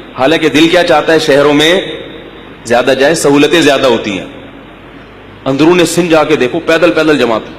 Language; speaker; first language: Urdu; native; Urdu